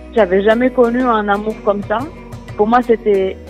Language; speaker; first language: French; non-native, fluent; Portuguese